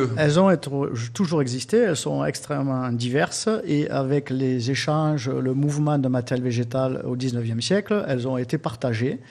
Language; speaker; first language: French; native; French